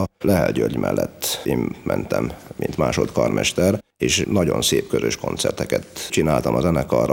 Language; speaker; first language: Hungarian; native; Hungarian